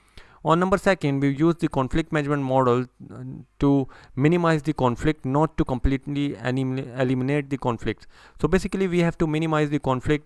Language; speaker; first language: English; non-native, local second language; Urdu